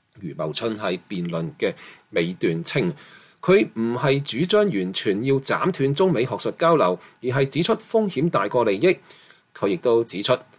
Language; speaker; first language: Chinese; non-native, local second language; Cantonese